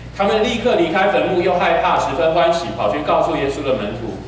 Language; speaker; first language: Chinese; early bilingual, heritage; Chinese